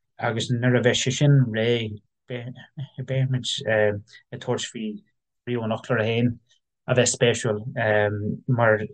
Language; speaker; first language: Irish; non-native, local second language; English